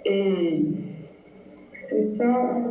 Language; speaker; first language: Haitian Creole; non-native, fluent; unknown